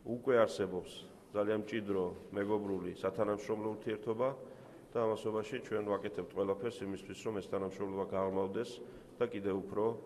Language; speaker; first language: Georgian; native; Georgian